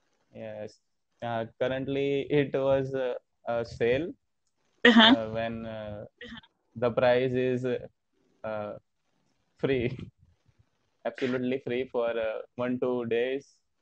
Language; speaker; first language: English; non-native, learner; Hindi